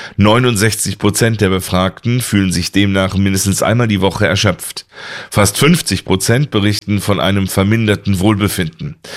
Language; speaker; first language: German; native; German